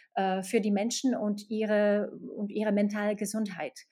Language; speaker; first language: German; non-native, fluent; Slovak